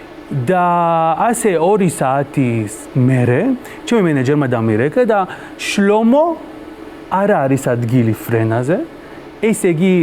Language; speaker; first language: Georgian; non-native, learner; Hebrew